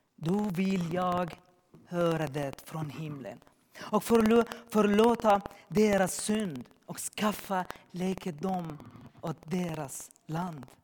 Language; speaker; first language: Swedish; non-native, learner; Arabic